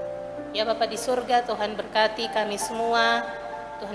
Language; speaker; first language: Indonesian; native; Indonesian